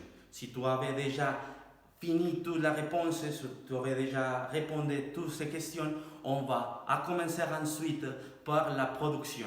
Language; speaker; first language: French; non-native, learner; Spanish